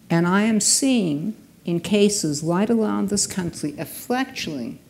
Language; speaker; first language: English; native; English